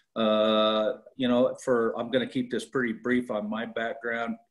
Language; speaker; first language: English; native; English